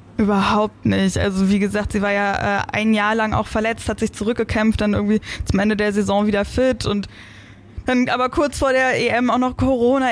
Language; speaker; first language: German; native; German